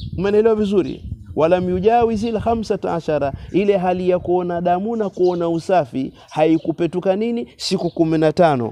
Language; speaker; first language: Swahili; native; Swahili